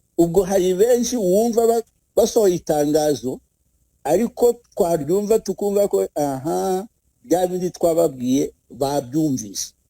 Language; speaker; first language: Kinyarwanda; native; Kinyarwanda